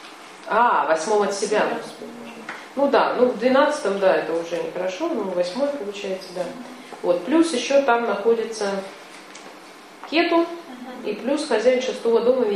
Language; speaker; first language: Russian; native; Russian